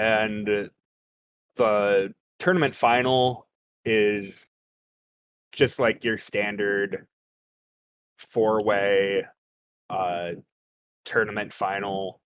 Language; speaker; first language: English; native; English